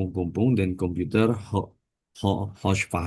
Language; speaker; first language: German; non-native, learner; Indonesian